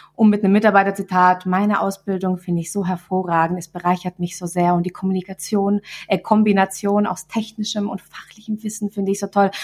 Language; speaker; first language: German; native; German